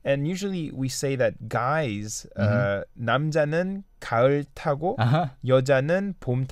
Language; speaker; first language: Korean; non-native, learner; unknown